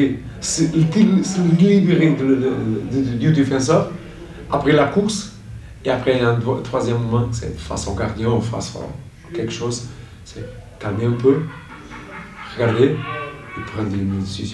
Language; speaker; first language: French; non-native, fluent; Portuguese